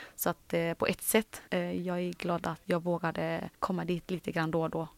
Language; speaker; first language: Swedish; early bilingual, other home language; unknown